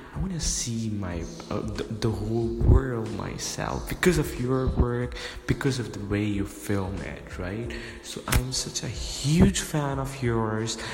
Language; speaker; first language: English; non-native, local second language; Urdu